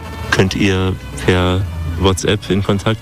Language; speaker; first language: German; native; German